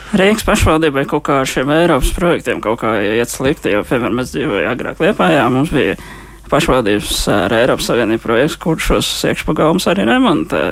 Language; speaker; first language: Latvian; native; Latvian